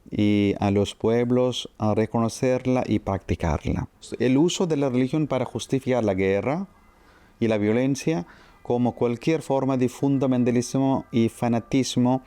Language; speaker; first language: Spanish; non-native, fluent; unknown